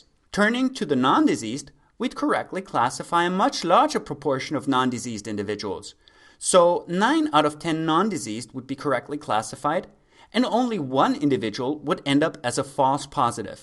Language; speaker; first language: English; native; English